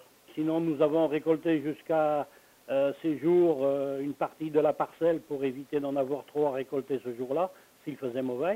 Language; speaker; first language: French; native; French